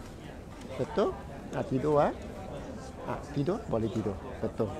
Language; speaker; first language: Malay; non-native, local second language; Chinese